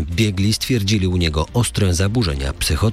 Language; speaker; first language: Polish; native; Polish